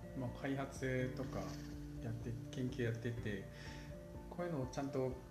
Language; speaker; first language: Japanese; non-native, fluent; Korean